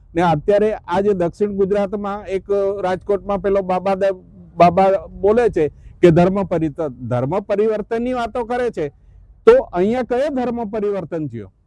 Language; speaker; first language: Gujarati; non-native, local second language; Gamit